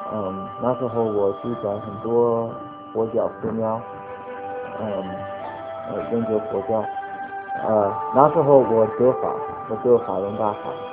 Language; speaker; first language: Chinese; non-native, learner; English